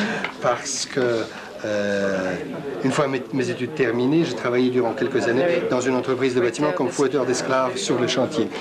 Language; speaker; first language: French; non-native, fluent; Polish